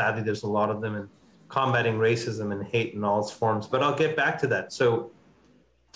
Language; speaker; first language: English; native; English